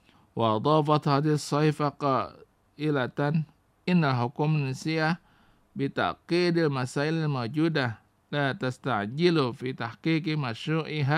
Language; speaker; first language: Arabic; non-native, fluent; Indonesian